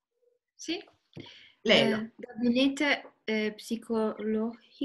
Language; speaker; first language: Spanish; non-native, learner; Italian